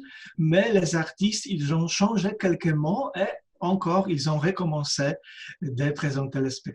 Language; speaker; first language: French; non-native, fluent; Polish